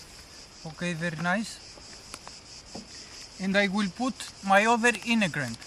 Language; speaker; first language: English; non-native, learner; Greek